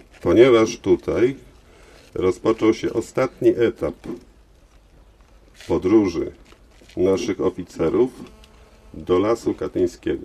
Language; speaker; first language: Polish; native; Polish